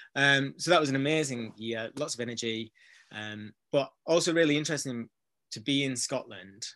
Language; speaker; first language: English; native; English